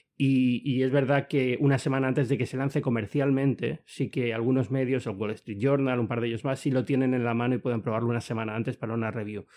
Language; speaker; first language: Spanish; native; Spanish